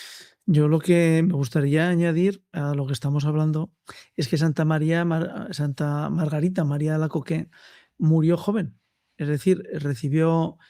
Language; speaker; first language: Spanish; native; Spanish